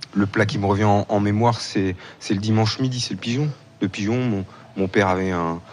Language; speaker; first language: French; native; French